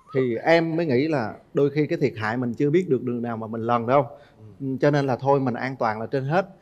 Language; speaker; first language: Vietnamese; native; Vietnamese